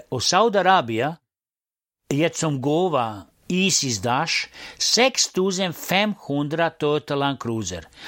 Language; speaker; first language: Swedish; non-native, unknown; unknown